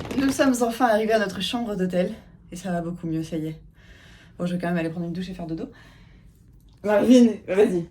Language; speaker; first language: French; native; French